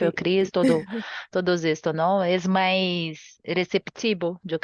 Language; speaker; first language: Spanish; non-native, learner; Portuguese